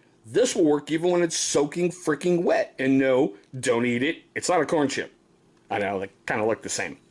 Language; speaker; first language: English; native; English